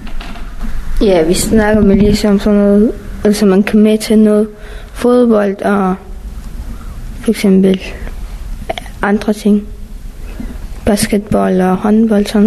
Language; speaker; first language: Danish; non-native, learner; Persian